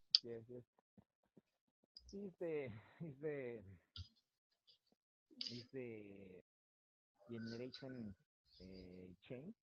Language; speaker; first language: English; non-native, learner; Spanish